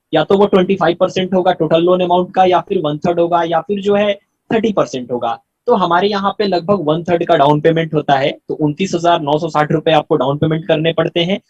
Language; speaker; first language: Hindi; native; Hindi